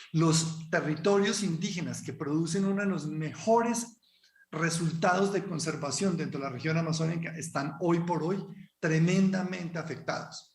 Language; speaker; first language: Spanish; native; Spanish